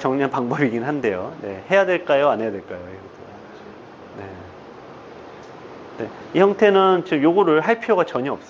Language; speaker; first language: Korean; native; Korean